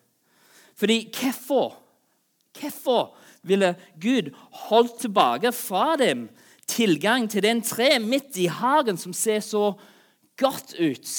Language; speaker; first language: Norwegian; non-native, fluent; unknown